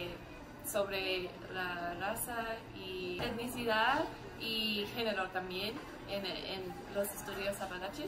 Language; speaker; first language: Spanish; early bilingual, heritage; English